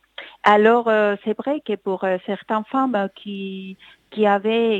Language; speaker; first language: French; non-native, fluent; Spanish